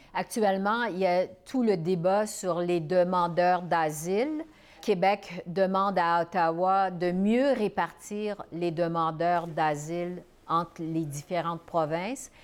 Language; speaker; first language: French; native; French